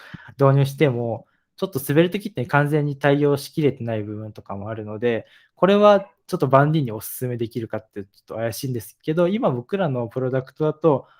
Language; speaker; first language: Japanese; native; Japanese